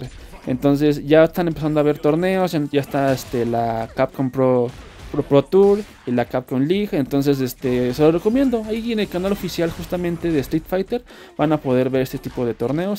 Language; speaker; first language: Spanish; native; Spanish